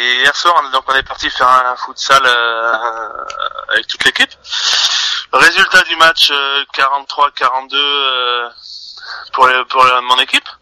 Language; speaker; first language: French; native; French